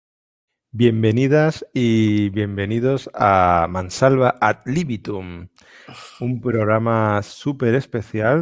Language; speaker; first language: Spanish; native; Spanish